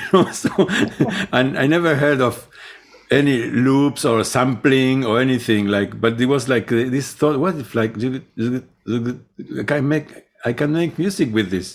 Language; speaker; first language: English; non-native, fluent; Spanish